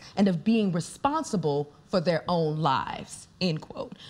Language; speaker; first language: English; native; English